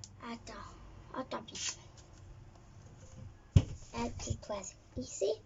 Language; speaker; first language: French; native; French